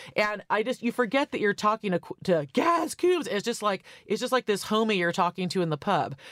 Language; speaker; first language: English; native; English